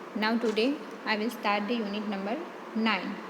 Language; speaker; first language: English; non-native, local second language; Gujarati